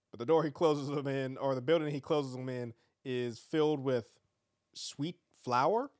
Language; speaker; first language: English; native; English